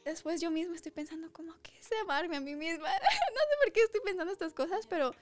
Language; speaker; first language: Spanish; early bilingual, other home language; English